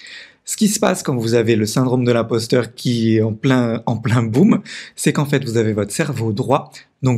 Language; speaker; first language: French; native; French